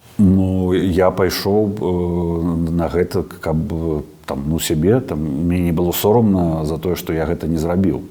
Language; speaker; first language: Belarusian; non-native, local second language; Russian